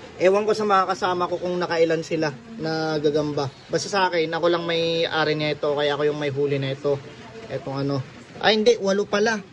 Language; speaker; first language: Filipino; non-native, local second language; Iloko